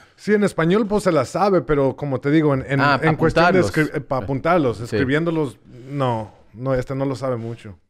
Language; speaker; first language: Spanish; early bilingual, heritage; Spanish